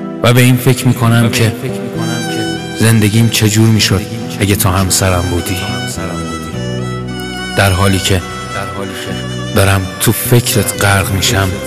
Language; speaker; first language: Persian; native; Persian